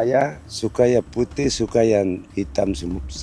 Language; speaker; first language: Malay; non-native, local second language; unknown